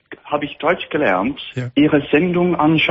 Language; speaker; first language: German; non-native, fluent; English